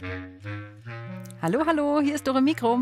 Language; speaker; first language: German; native; German